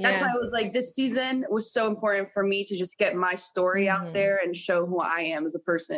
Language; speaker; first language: English; early bilingual, other home language; Italian